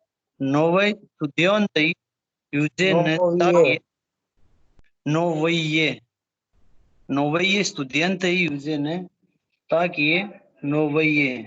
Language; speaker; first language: Russian; non-native, learner; Hindi